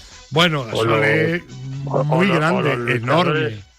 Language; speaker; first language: Spanish; native; Spanish